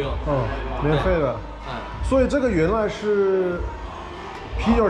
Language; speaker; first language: Chinese; non-native, fluent; English